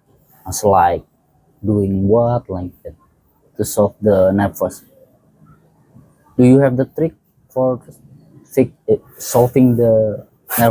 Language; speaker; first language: English; non-native, fluent; Indonesian